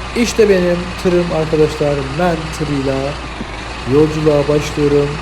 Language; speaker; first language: Turkish; native; Turkish